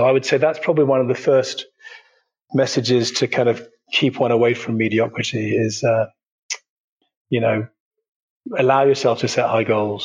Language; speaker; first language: English; native; English